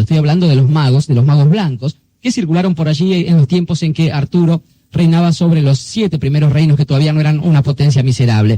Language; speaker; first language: Spanish; native; Spanish